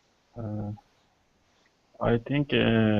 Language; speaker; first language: English; non-native, learner; Kurdish